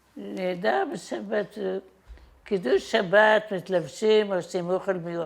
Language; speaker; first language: Hebrew; non-native, fluent; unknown